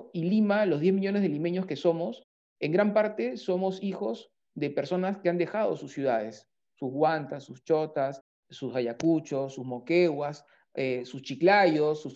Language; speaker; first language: Spanish; native; Spanish